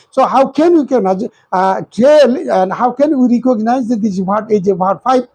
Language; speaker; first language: English; non-native, local second language; Bangla